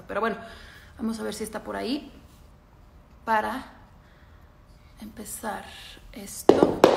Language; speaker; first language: Spanish; native; Spanish